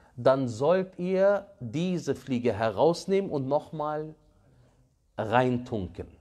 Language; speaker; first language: German; early bilingual, other home language; Arabic